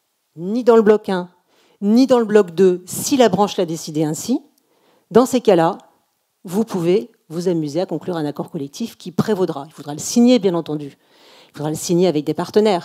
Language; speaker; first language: French; native; French